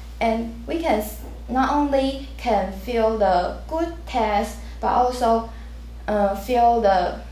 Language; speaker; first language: English; non-native, learner; Chinese